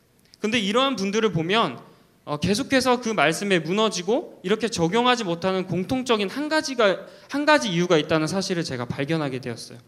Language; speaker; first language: Korean; native; Korean